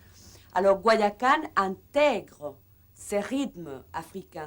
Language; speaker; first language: French; non-native, fluent; Spanish